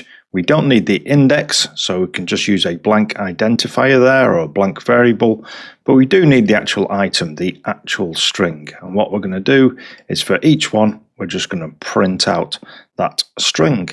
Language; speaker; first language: English; native; English